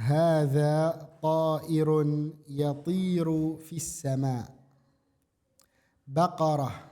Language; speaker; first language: Arabic; non-native, fluent; Indonesian